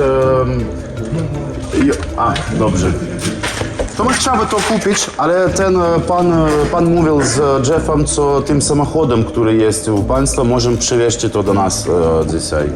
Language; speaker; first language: Polish; non-native, learner; Ukrainian